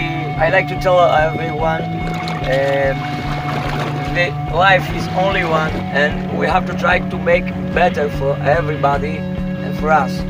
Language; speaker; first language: English; non-native, learner; Greek